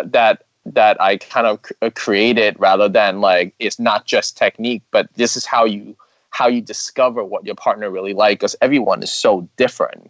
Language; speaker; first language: English; non-native, local second language; Cantonese